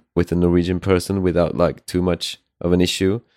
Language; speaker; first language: English; non-native, fluent; Swedish